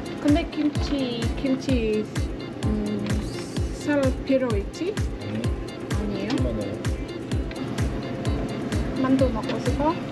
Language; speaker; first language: Korean; non-native, learner; Vietnamese